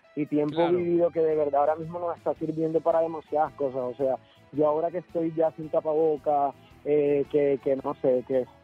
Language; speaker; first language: Spanish; native; Spanish